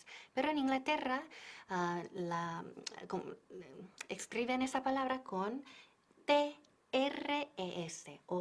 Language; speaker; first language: Spanish; non-native, fluent; English